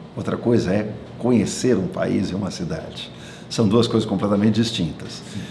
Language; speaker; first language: Portuguese; native; Portuguese